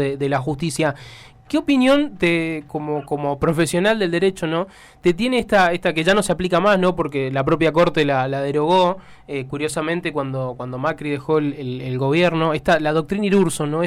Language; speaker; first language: Spanish; native; Spanish